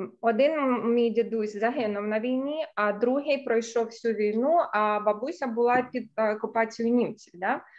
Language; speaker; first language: Ukrainian; non-native, local second language; Russian